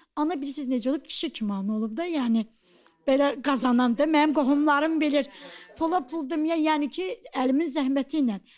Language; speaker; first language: Azerbaijani; native; Azerbaijani